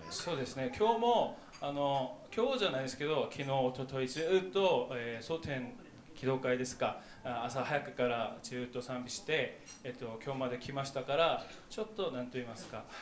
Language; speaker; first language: Japanese; non-native, fluent; Korean